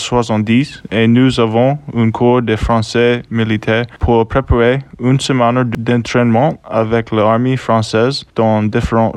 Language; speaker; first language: French; non-native, fluent; English